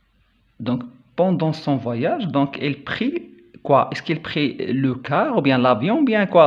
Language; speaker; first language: French; non-native, local second language; Arabic